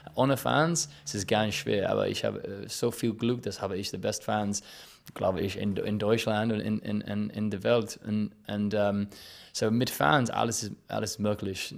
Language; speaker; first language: German; non-native, learner; English